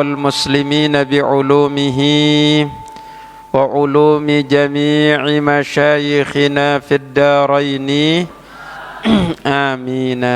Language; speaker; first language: Arabic; non-native, fluent; Indonesian